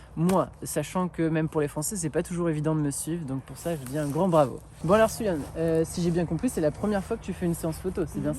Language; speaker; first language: French; native; French